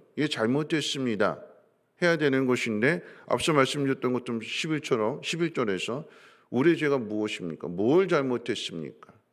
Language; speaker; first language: Korean; native; Korean